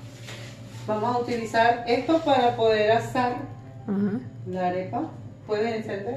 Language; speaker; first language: Spanish; native; Spanish